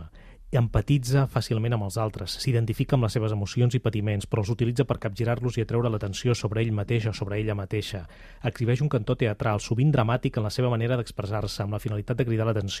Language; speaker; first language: Catalan; native; Catalan